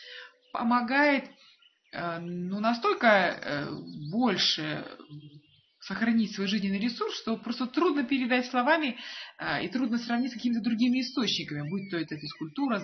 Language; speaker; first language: Russian; native; Russian